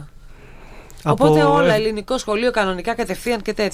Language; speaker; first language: Greek; native; Greek